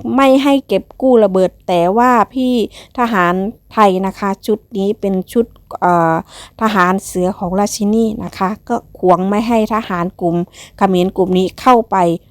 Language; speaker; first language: Thai; non-native, local second language; Northeastern Thai